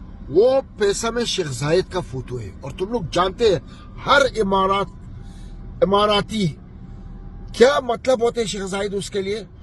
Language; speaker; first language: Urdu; non-native, learner; Arabic